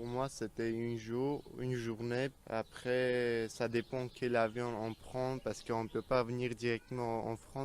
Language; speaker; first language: French; non-native, fluent; Armenian